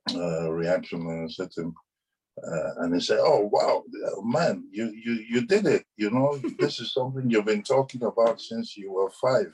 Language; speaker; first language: English; non-native, local second language; Yoruba